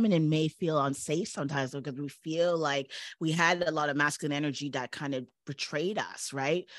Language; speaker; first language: English; native; English